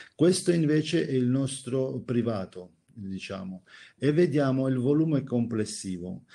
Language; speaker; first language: Italian; non-native, fluent; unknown